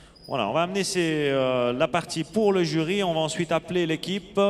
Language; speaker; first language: French; native; French